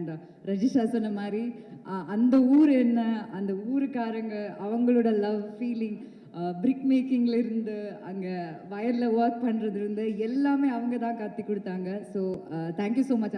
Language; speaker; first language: Tamil; non-native, local second language; Malayalam